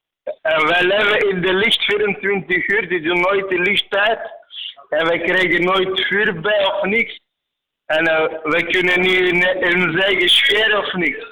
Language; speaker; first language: Dutch; non-native, fluent; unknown